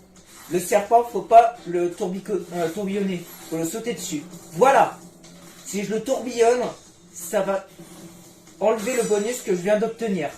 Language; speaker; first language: French; native; French